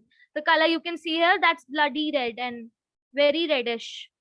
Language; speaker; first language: English; non-native, local second language; Hindi